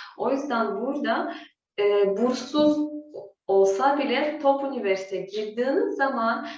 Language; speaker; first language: Turkish; non-native, fluent; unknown